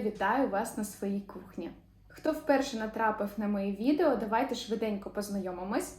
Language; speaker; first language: Ukrainian; non-native, local second language; Russian